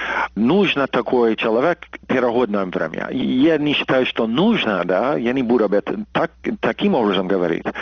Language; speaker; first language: Russian; non-native, fluent; English